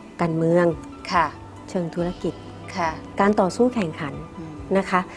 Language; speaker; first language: Thai; native; Thai